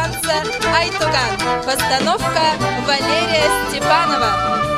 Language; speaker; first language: Russian; native; Russian